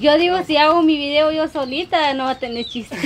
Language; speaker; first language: Spanish; native; Spanish